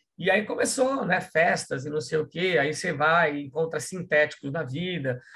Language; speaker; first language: Portuguese; native; Portuguese